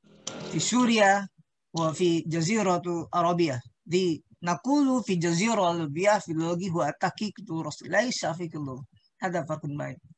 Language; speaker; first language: Arabic; non-native, learner; Indonesian